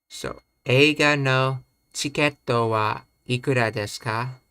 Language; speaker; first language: Japanese; non-native, learner; English